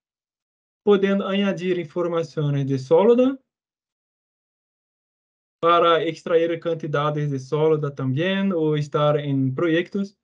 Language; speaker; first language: Spanish; non-native, fluent; Portuguese